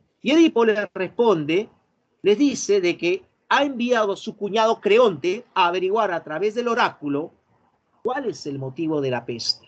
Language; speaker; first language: Spanish; native; Spanish